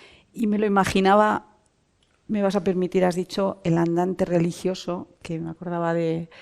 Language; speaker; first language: Spanish; native; Spanish